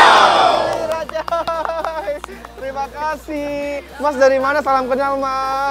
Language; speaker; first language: Indonesian; native; Indonesian